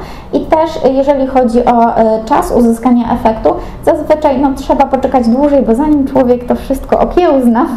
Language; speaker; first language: Polish; native; Polish